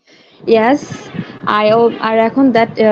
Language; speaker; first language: English; non-native, learner; Bangla